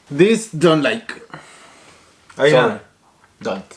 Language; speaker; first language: English; non-native, learner; Spanish